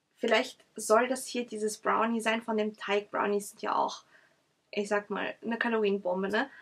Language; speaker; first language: German; early bilingual, other home language; Russian